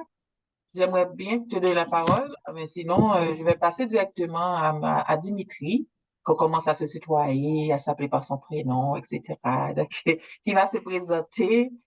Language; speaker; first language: French; native; French